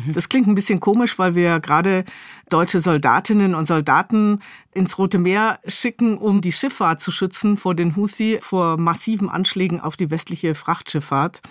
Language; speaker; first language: German; native; German